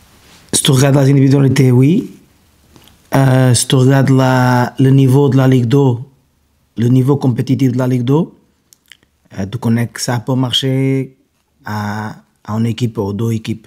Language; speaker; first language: French; non-native, fluent; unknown